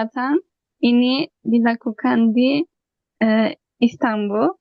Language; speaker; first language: Indonesian; non-native, learner; Turkish